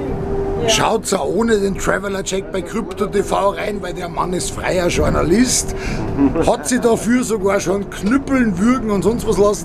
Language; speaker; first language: German; native; German